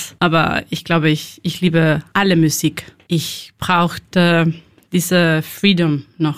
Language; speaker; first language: German; non-native, learner; Spanish